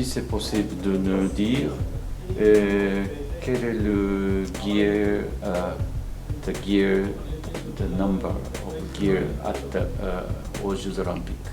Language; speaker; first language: French; non-native, learner; Japanese